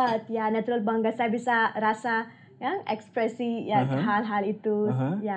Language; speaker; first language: Indonesian; non-native, learner; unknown